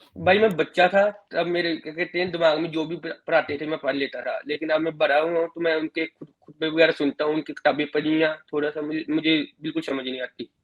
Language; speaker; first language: Urdu; native; Urdu